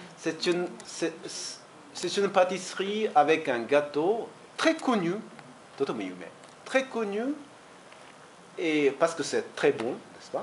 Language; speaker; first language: French; non-native, fluent; Japanese